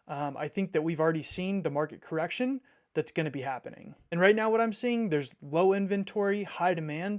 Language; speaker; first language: English; native; English